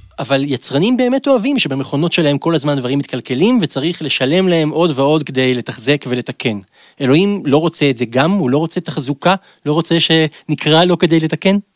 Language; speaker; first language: Hebrew; native; Hebrew